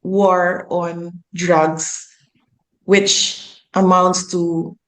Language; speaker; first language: English; non-native, local second language; Filipino